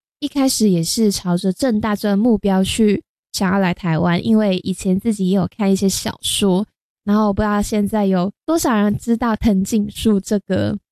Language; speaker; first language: Chinese; non-native, local second language; Cantonese